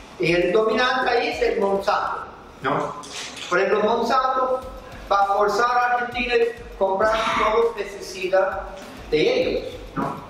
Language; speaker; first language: Spanish; non-native, fluent; English